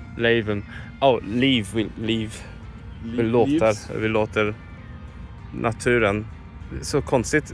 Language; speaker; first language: Swedish; non-native, learner; Cantonese